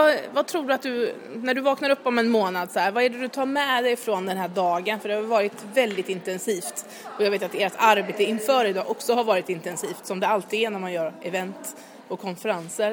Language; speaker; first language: Swedish; native; Swedish